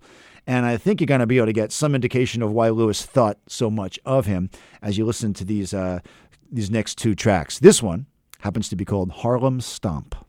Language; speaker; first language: English; native; English